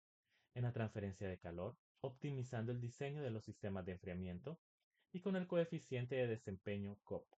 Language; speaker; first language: Spanish; native; Spanish